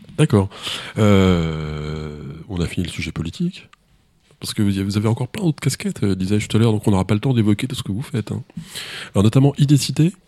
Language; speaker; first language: French; native; French